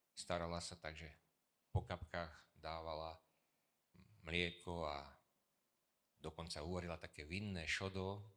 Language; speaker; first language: Slovak; native; Slovak